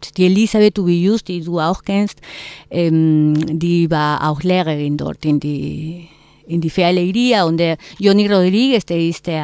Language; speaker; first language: German; non-native, fluent; Spanish